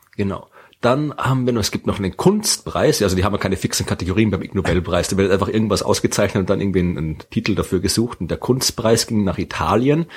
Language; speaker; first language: German; native; German